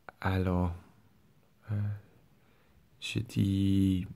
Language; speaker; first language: French; non-native, learner; English